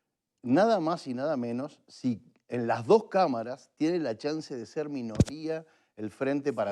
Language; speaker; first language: Spanish; native; Spanish